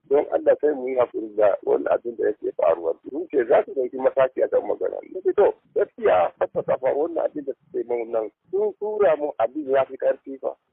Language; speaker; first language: Hausa; non-native, local second language; Fula